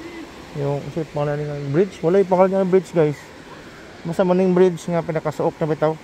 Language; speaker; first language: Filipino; non-native, local second language; Cebuano